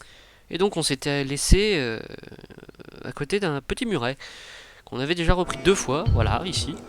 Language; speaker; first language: French; native; French